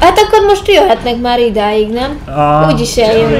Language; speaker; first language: Hungarian; native; Hungarian